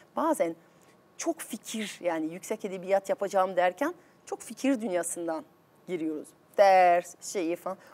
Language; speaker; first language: Turkish; non-native, fluent; French